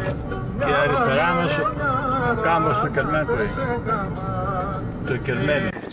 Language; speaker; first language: Greek; native; Greek